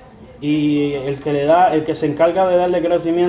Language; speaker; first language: Spanish; native; Spanish